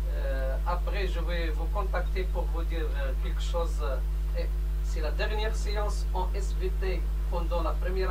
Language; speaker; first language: French; non-native, local second language; Arabic